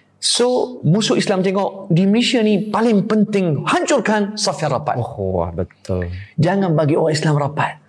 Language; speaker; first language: Malay; native; Malay